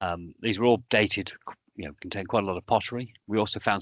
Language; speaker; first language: English; native; English